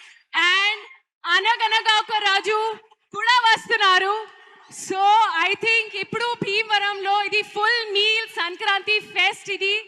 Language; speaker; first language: Telugu; non-native, local second language; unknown